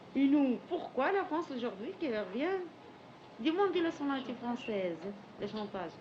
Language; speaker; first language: French; non-native, local second language; Arabic